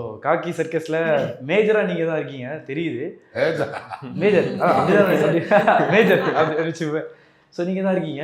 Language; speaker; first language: Tamil; native; Tamil